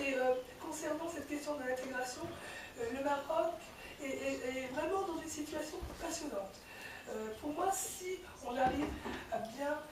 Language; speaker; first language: French; early bilingual, other home language; Kabyle